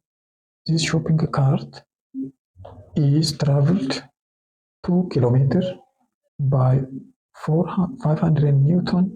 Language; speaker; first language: English; non-native, local second language; Oromo